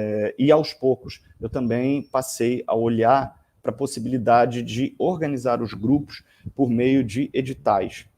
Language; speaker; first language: Portuguese; native; Portuguese